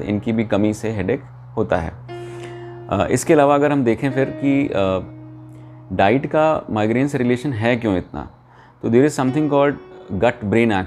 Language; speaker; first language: Hindi; native; Hindi